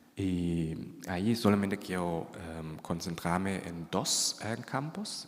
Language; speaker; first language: Spanish; non-native, fluent; German